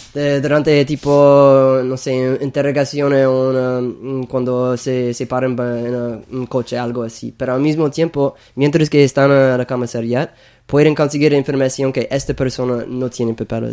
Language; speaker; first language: Spanish; non-native, fluent; English